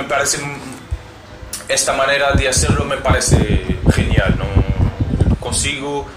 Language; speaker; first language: Spanish; non-native, learner; Portuguese